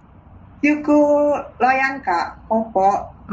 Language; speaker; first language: Cantonese; non-native, learner; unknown